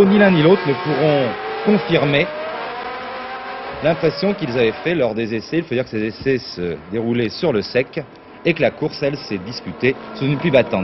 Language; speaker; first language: French; native; French